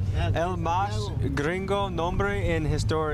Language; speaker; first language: Spanish; non-native, learner; English